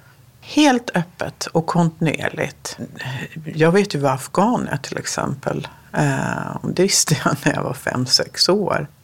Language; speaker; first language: Swedish; early bilingual, other home language; Danish